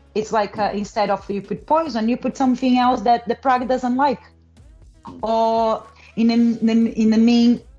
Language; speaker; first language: English; non-native, learner; Portuguese